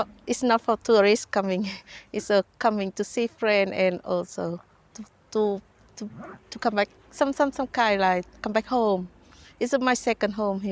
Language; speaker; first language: English; non-native, learner; Vietnamese